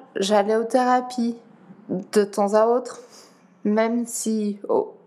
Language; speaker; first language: French; non-native, fluent; Dutch